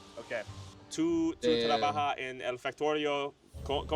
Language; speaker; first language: Spanish; non-native, learner; English